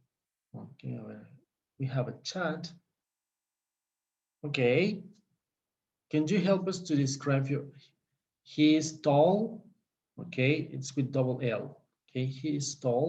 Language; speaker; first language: English; non-native, fluent; Spanish